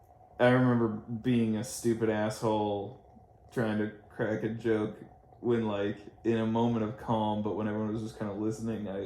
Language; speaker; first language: English; native; English